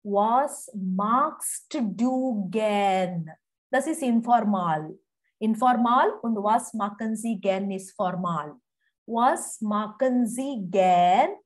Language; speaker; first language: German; non-native, fluent; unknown